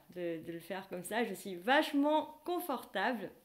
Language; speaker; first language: French; non-native, fluent; Vietnamese